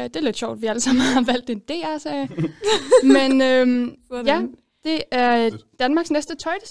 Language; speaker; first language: Danish; native; Danish